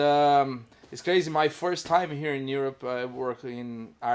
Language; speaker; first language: English; non-native, learner; Portuguese